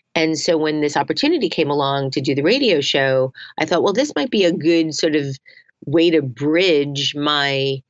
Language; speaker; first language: English; native; English